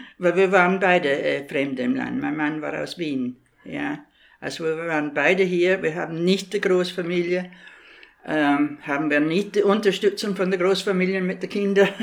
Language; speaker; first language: German; non-native, fluent; English